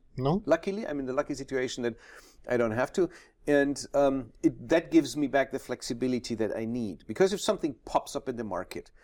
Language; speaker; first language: English; non-native, fluent; German